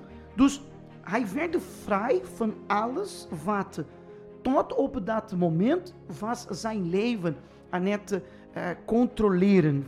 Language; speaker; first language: Dutch; non-native, fluent; Portuguese